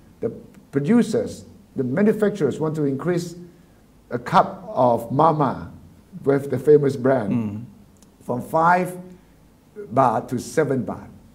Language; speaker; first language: English; non-native, fluent; Thai